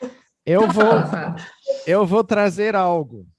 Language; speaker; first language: Portuguese; non-native, fluent; English